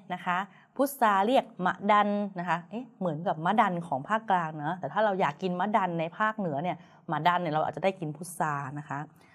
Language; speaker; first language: Thai; native; Thai